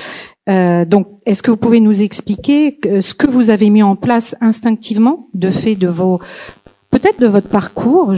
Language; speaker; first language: French; native; French